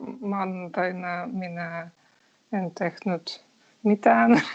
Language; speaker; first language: Finnish; non-native, learner; Russian